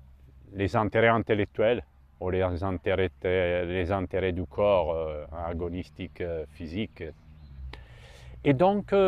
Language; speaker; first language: French; non-native, fluent; Italian